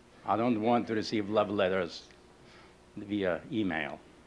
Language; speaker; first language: English; non-native, fluent; Lithuanian